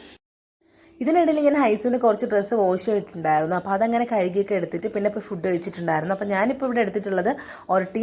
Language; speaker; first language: Malayalam; native; Malayalam